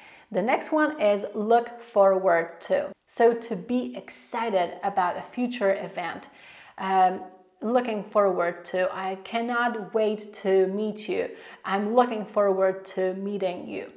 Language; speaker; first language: English; non-native, fluent; Polish